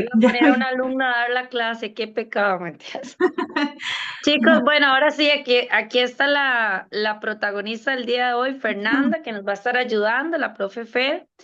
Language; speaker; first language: Spanish; native; Spanish